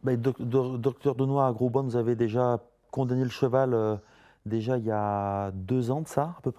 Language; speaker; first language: French; native; French